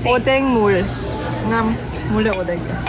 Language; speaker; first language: Korean; non-native, learner; Persian